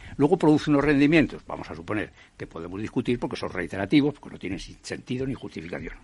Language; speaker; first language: Spanish; native; Spanish